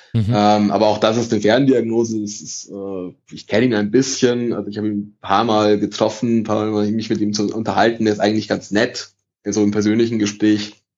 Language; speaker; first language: German; early bilingual, other home language; Italian